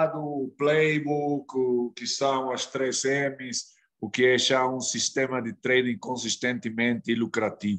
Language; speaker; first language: Portuguese; non-native, fluent; Spanish